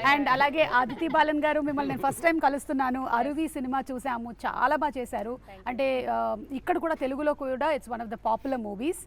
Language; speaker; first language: Telugu; native; Telugu